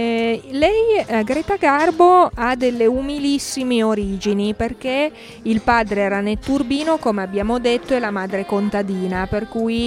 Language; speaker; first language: Italian; native; Italian